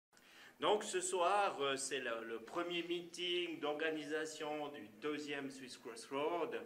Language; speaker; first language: French; native; French